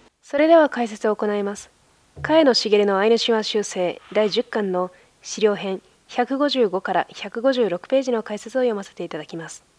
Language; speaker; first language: Japanese; native; Japanese